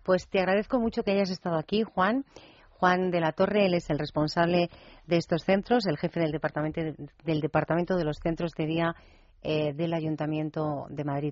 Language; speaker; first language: Spanish; native; Spanish